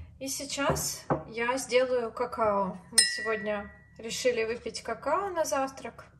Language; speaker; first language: Russian; native; Russian